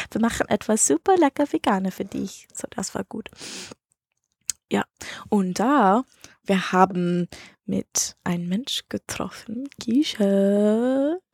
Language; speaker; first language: German; non-native, learner; English